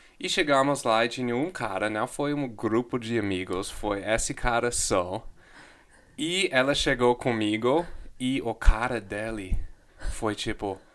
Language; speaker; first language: Portuguese; non-native, fluent; English